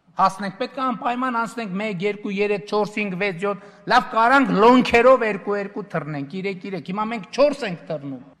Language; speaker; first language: Armenian; native; Armenian